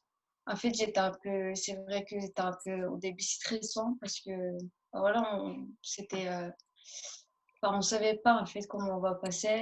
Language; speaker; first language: French; early bilingual, other home language; Turkish